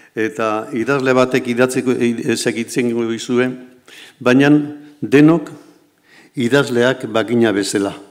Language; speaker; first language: Basque; native; Basque